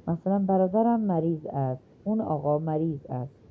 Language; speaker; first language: Persian; non-native, fluent; Urdu